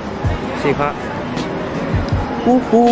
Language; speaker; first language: Chinese; non-native, learner; Japanese